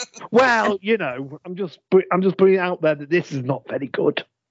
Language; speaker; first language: English; native; English